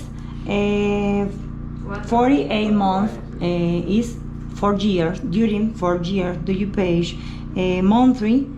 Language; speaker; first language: English; non-native, learner; Spanish